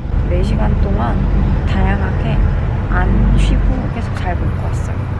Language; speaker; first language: Korean; native; Korean